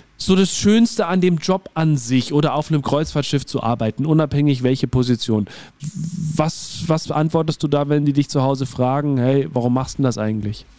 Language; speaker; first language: German; native; German